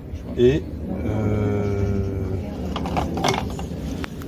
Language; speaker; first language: French; native; French